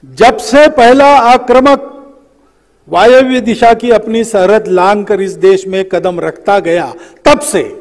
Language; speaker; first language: Hindi; native; Hindi